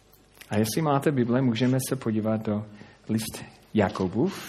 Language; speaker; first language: Czech; non-native, fluent; English